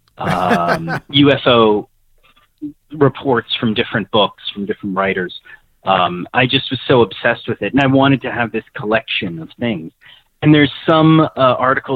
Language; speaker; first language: English; native; English